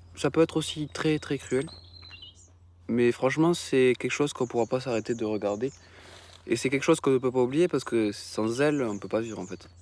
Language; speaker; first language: French; native; French